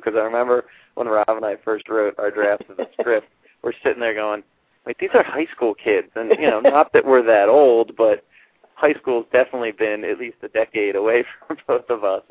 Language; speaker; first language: English; native; English